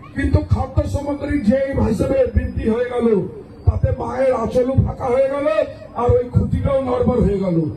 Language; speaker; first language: Bangla; non-native, local second language; Hindi